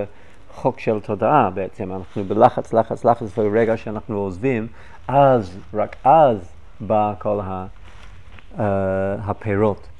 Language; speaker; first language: Hebrew; non-native, fluent; English